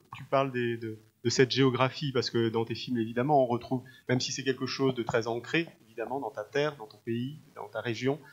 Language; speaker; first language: French; native; French